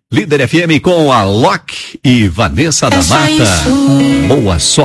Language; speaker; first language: Portuguese; native; Portuguese